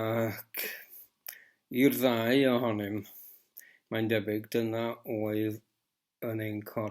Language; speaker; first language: Welsh; native; Welsh